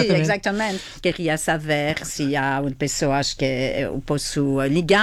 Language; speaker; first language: Portuguese; non-native, fluent; French